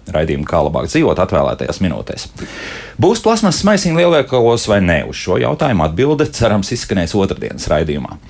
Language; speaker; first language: Latvian; native; Latvian